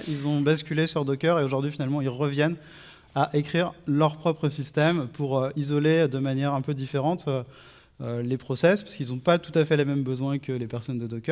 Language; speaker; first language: French; native; French